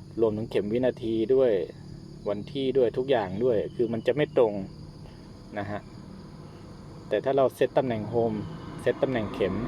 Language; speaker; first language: Thai; native; Thai